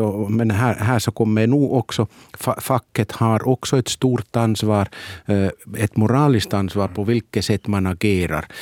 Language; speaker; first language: Swedish; native; Swedish